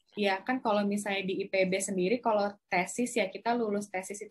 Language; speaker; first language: Indonesian; native; Indonesian